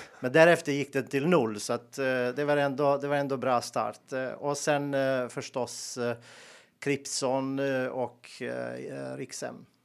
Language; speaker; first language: Swedish; non-native, fluent; Serbian